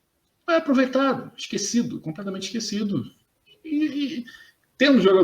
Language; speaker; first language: Portuguese; native; Portuguese